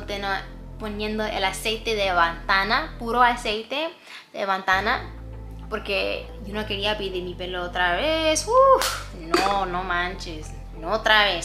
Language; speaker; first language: Spanish; non-native, fluent; English